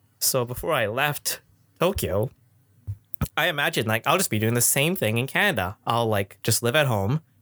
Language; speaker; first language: English; early bilingual, other home language; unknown